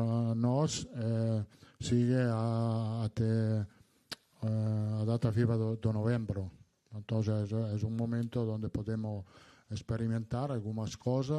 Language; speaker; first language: Portuguese; non-native, learner; Italian